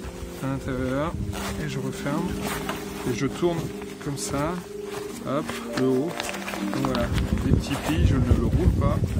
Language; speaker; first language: French; native; French